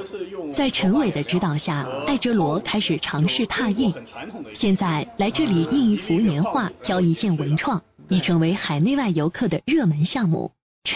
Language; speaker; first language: Chinese; native; Chinese